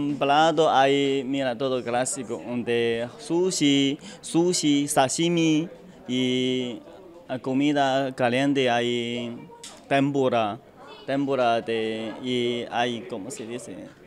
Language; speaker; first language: Spanish; non-native, learner; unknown